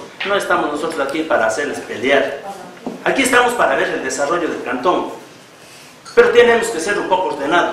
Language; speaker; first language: Spanish; native; Spanish